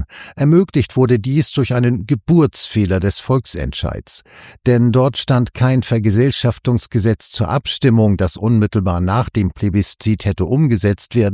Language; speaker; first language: German; native; German